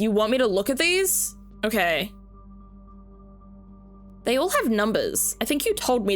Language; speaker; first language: English; native; English